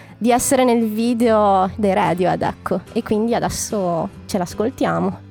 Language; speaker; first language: Italian; native; Italian